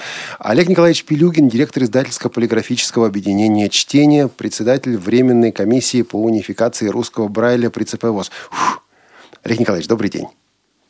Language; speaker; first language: Russian; native; Russian